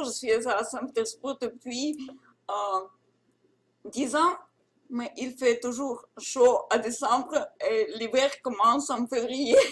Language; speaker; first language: French; non-native, learner; Russian